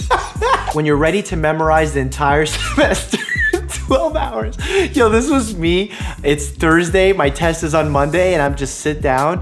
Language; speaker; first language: English; native; English